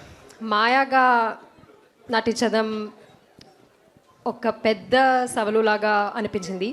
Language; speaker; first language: Telugu; non-native, learner; Malayalam